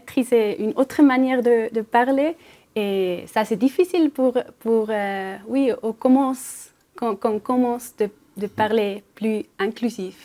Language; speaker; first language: French; non-native, local second language; German